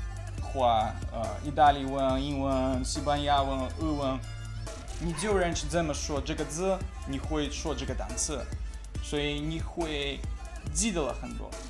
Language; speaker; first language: Chinese; non-native, learner; Russian